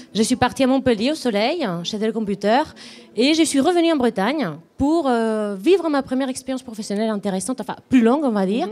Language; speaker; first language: French; non-native, fluent; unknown